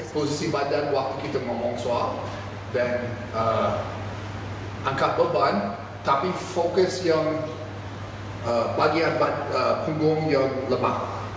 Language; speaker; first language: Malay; non-native, fluent; English